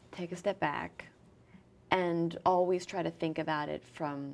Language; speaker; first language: English; early bilingual, other home language; French